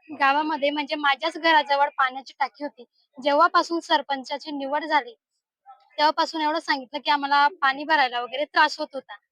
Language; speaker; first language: Marathi; non-native, local second language; Bhili